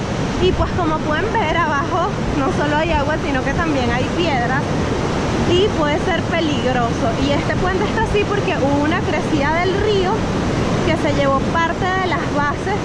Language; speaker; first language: Spanish; native; Spanish